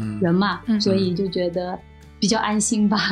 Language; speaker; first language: Chinese; native; Chinese